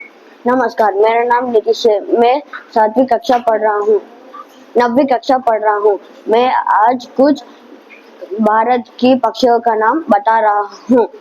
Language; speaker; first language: Hindi; non-native, local second language; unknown